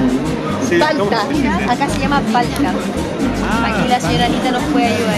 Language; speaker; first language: Spanish; native; Spanish